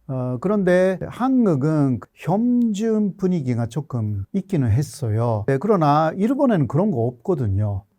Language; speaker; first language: Korean; non-native, fluent; Japanese